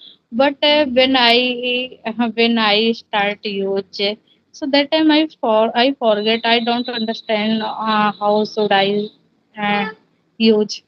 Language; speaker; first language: English; non-native, learner; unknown